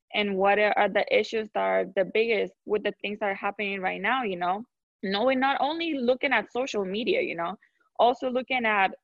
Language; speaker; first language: English; non-native, fluent; Spanish